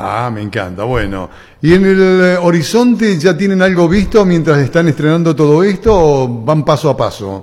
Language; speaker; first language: Spanish; native; Spanish